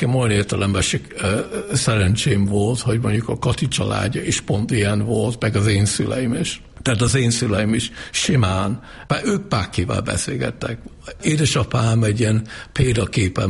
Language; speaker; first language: Hungarian; non-native, fluent; English